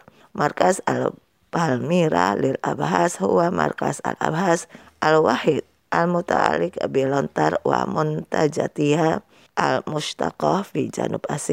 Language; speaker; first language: Arabic; non-native, fluent; Indonesian